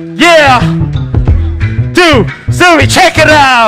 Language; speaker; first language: English; non-native, learner; Korean